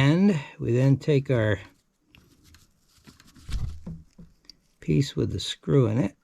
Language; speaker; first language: English; native; English